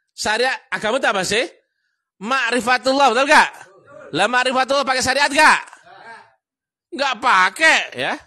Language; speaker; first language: Indonesian; non-native, local second language; Javanese